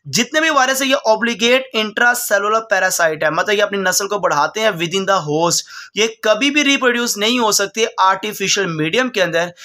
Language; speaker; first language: Urdu; non-native, local second language; Punjabi